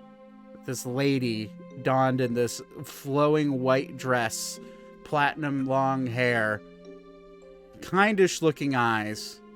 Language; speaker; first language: English; native; English